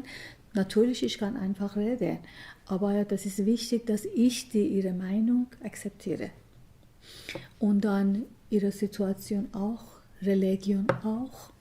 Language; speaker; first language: German; non-native, learner; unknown